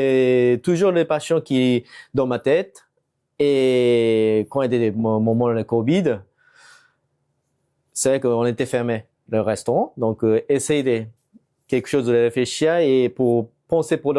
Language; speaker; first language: French; non-native, fluent; Japanese